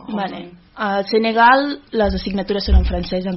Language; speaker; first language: Catalan; early bilingual, other home language; Wolof